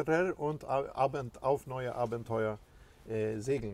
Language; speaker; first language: German; non-native, fluent; Swedish